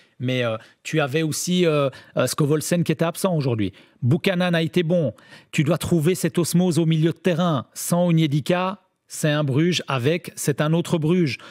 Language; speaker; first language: French; native; French